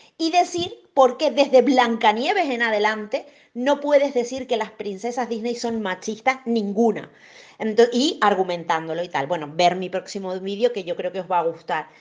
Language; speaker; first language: Spanish; native; Spanish